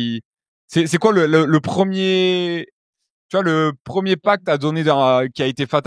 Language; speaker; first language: French; native; French